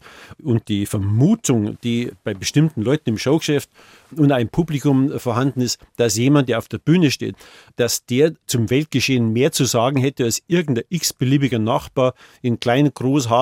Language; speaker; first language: German; native; German